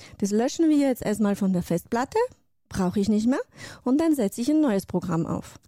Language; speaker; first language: German; non-native, fluent; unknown